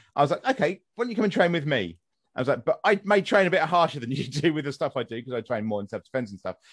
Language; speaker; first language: English; native; English